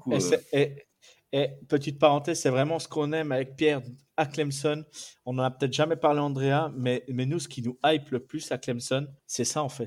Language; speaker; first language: French; native; French